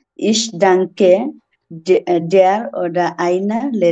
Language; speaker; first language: German; non-native, learner; Bangla